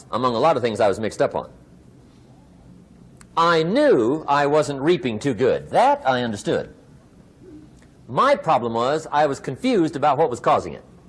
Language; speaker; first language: English; native; English